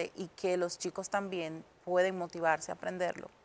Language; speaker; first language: Spanish; native; Spanish